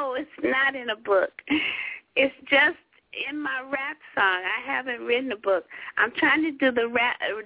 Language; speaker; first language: English; native; English